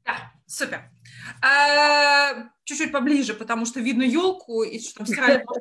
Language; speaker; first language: Russian; native; Russian